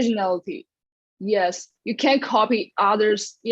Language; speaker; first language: English; non-native, learner; Chinese